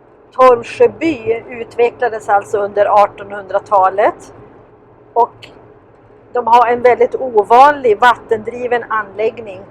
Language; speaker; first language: Swedish; native; Swedish